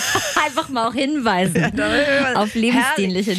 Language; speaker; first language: German; native; German